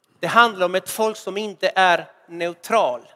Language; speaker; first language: Swedish; non-native, fluent; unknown